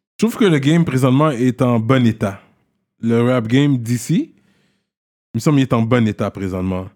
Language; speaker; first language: French; native; French